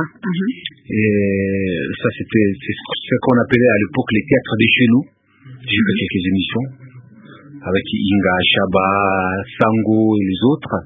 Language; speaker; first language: French; non-native, local second language; Lingala